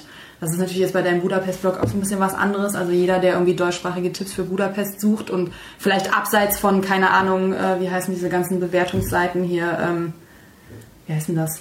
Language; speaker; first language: German; native; German